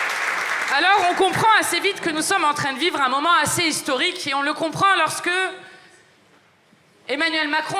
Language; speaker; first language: French; native; French